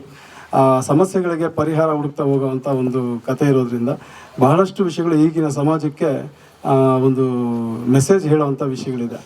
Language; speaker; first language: Kannada; native; Kannada